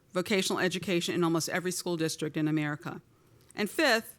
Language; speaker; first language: English; native; English